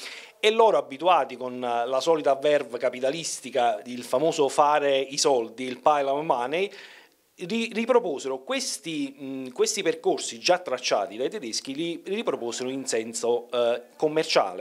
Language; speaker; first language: Italian; native; Italian